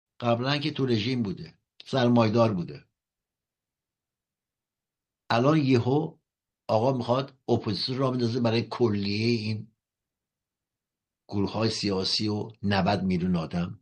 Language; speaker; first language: Persian; native; Persian